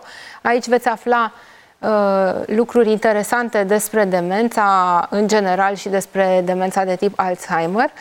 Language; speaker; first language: Romanian; native; Romanian